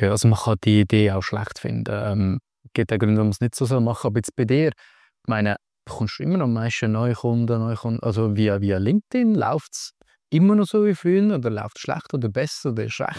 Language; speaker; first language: German; native; German